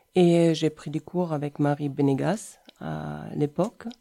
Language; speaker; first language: French; non-native, fluent; German